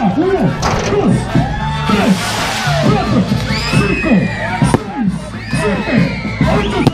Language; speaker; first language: Spanish; native; Spanish